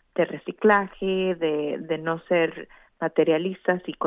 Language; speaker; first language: Spanish; native; Spanish